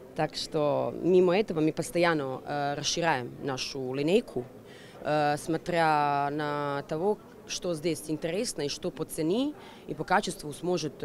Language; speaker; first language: Russian; non-native, fluent; Serbian